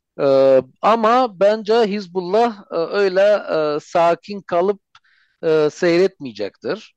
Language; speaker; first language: Turkish; non-native, fluent; Armenian